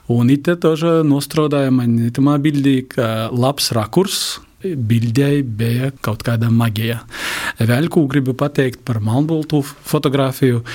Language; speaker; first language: Latvian; native; Latvian